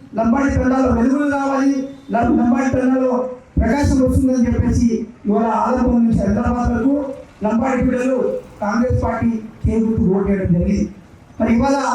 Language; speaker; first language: Telugu; non-native, local second language; Lambadi